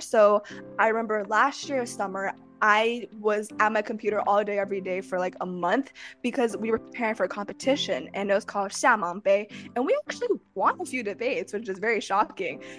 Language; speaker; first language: English; early bilingual, other home language; Chinese